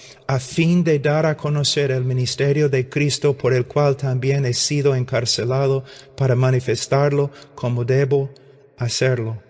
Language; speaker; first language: Spanish; non-native, fluent; English